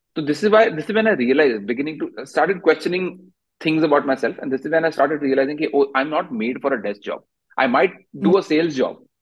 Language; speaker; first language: Hindi; native; Hindi